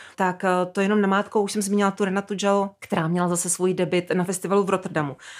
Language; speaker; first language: Czech; native; Czech